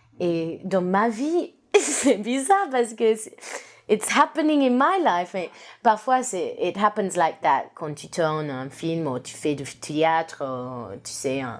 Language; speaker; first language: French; non-native, learner; English